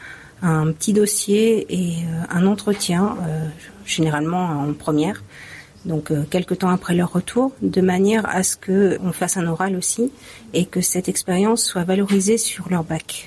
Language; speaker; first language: French; native; French